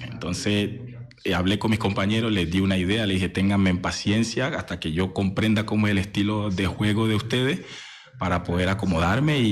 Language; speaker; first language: Spanish; native; Spanish